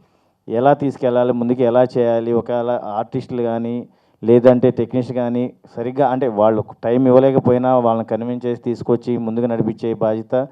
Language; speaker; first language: Telugu; native; Telugu